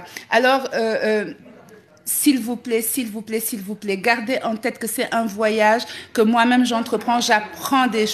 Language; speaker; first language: French; native; French